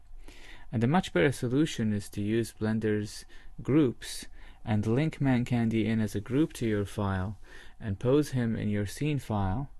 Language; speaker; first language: English; native; English